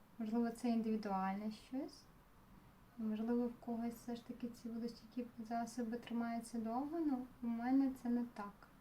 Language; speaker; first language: Ukrainian; non-native, local second language; Russian